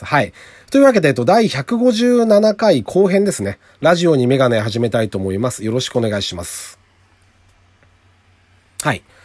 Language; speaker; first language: Japanese; native; Japanese